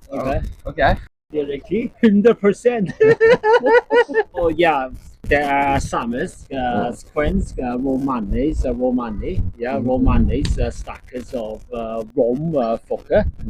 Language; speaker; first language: Norwegian; non-native, learner; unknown